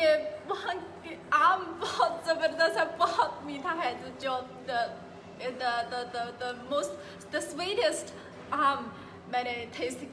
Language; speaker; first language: Hindi; non-native, fluent; Chinese